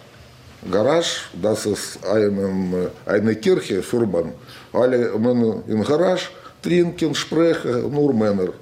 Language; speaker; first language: German; non-native, learner; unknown